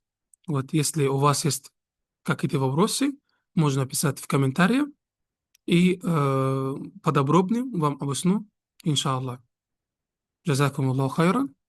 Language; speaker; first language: Russian; non-native, fluent; Arabic